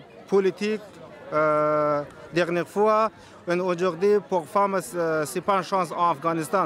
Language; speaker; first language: French; non-native, learner; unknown